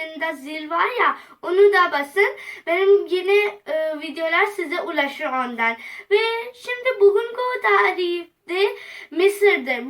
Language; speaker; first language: Turkish; non-native, learner; Urdu